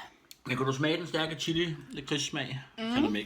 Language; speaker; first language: Danish; native; Danish